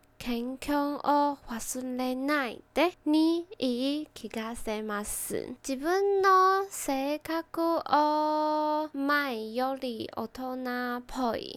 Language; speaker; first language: Japanese; non-native, learner; Chinese